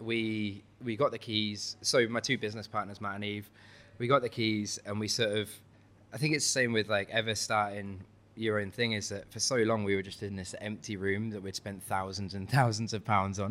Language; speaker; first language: English; native; English